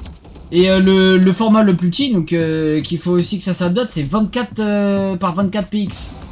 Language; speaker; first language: French; native; French